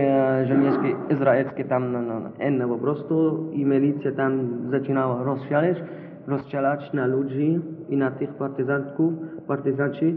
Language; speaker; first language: Polish; non-native, learner; Arabic